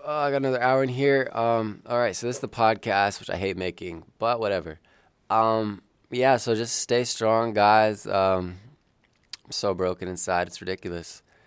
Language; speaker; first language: English; native; English